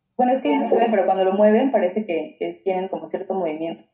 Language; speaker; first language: Spanish; native; Spanish